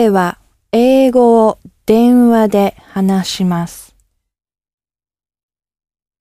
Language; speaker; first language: Japanese; non-native, learner; English